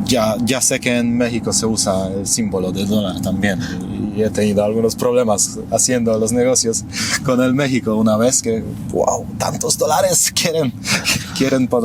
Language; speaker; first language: Spanish; non-native, fluent; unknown